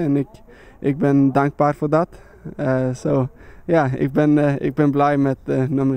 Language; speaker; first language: Dutch; non-native, learner; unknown